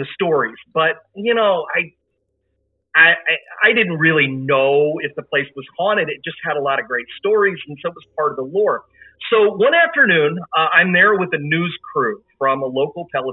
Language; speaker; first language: English; native; English